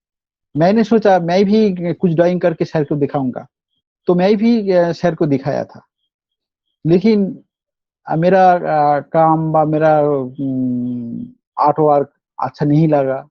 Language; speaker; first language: Hindi; non-native, local second language; Bangla